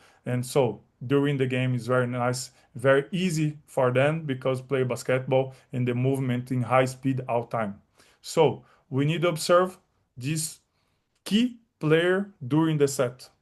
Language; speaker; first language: English; non-native, learner; Portuguese